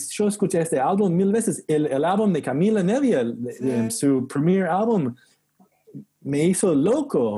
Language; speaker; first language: Spanish; non-native, learner; English